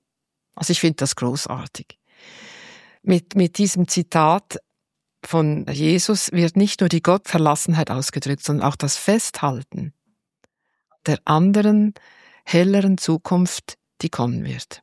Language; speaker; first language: German; native; German